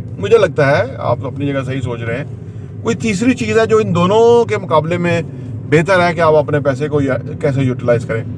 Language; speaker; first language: Urdu; native; Urdu